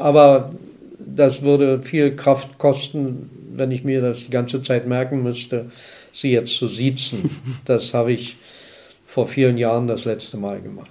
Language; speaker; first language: German; native; German